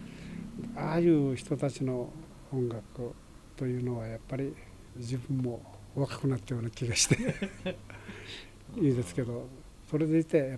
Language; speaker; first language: Japanese; native; Japanese